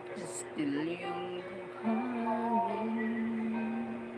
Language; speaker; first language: Filipino; non-native, local second language; Bikol